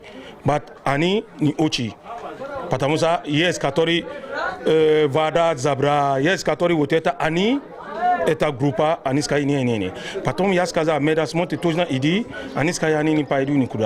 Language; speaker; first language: Russian; non-native, learner; Tajik